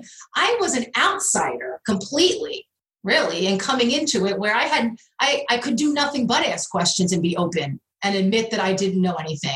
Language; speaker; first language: English; native; English